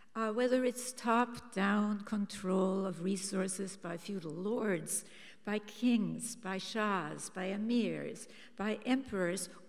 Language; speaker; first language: English; early bilingual, other home language; German